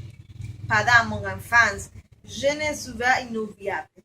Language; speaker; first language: French; non-native, learner; Spanish